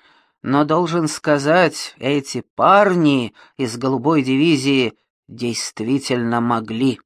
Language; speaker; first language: Russian; native; Russian